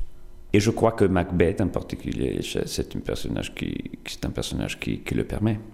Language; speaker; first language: French; non-native, fluent; Italian